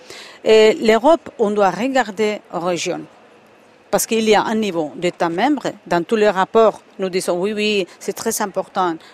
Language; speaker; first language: French; non-native, fluent; Spanish